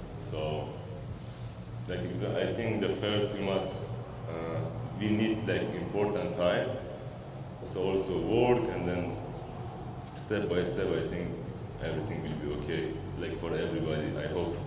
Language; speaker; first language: English; non-native, learner; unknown